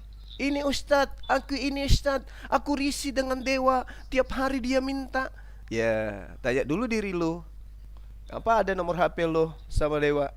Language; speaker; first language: Indonesian; native; Indonesian